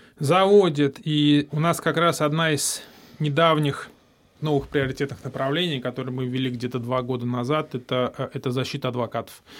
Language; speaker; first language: Russian; native; Russian